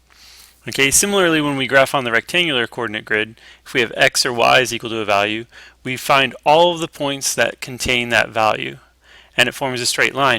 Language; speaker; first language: English; native; English